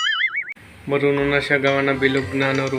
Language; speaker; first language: Filipino; non-native, learner; Punjabi